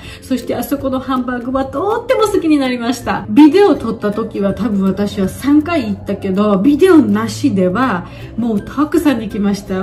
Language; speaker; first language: Japanese; non-native, learner; Georgian